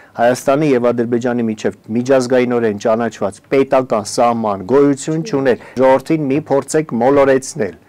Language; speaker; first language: Armenian; native; Armenian